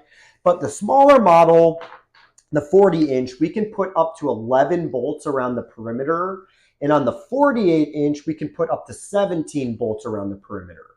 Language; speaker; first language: English; native; English